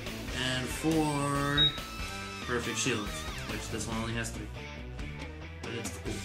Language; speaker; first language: English; native; English